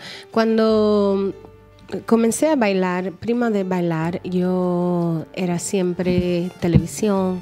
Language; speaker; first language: Italian; non-native, learner; Spanish